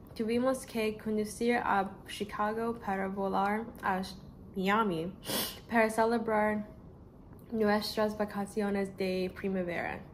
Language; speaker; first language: Spanish; non-native, learner; English